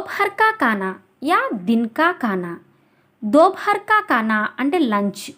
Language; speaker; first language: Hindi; non-native, local second language; Telugu